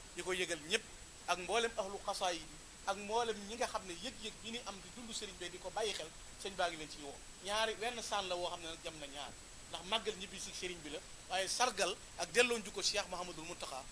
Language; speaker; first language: Wolof; native; Wolof